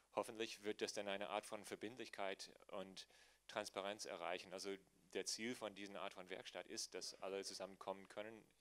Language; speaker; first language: German; non-native, fluent; English